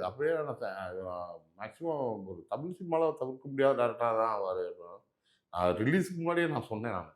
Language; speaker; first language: Tamil; native; Tamil